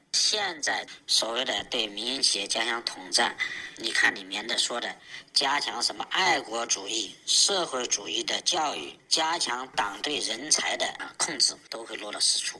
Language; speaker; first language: Chinese; native; Chinese